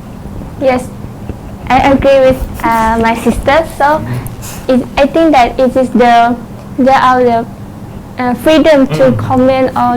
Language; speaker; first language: English; non-native, learner; Thai